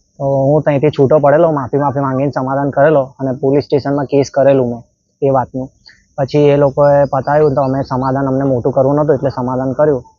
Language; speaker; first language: Gujarati; native; Gujarati